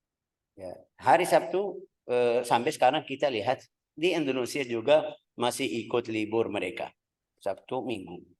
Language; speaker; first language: Indonesian; non-native, fluent; Arabic